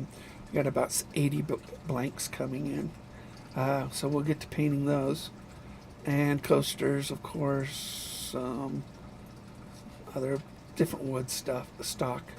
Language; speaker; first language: English; native; English